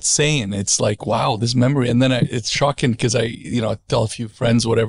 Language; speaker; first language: English; non-native, fluent; Arabic